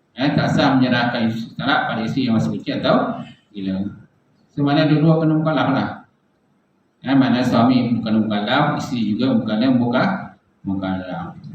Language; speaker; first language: Malay; native; Malay